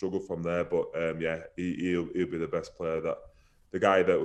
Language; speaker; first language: English; native; English